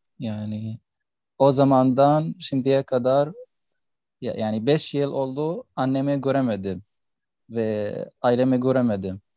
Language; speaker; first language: Turkish; non-native, learner; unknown